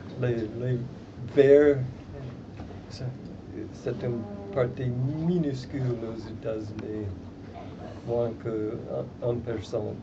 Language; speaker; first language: French; non-native, fluent; English